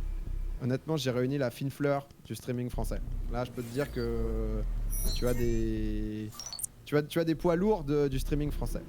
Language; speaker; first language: French; native; French